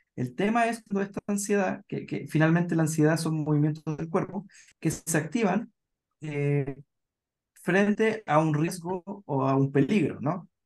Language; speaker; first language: Spanish; native; Spanish